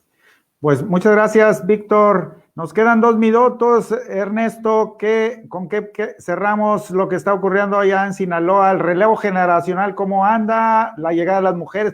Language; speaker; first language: Spanish; native; Spanish